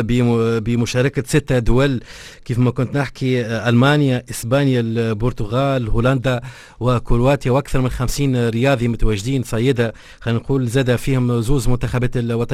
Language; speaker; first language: Arabic; native; Arabic